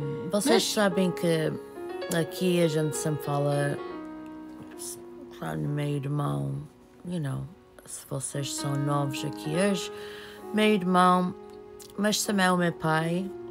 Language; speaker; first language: Portuguese; early bilingual, heritage; Portuguese